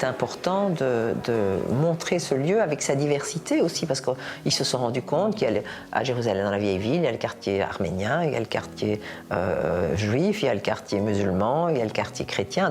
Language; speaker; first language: French; native; French